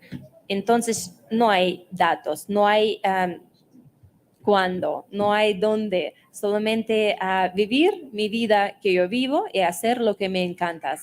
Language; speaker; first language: Spanish; non-native, fluent; Russian